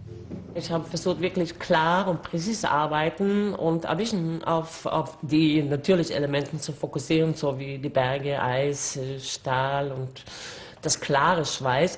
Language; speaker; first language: German; non-native, fluent; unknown